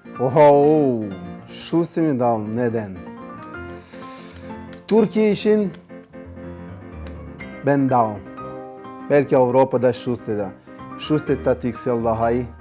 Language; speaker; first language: Turkish; non-native, learner; Portuguese